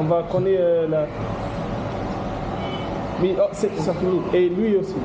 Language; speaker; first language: French; non-native, learner; English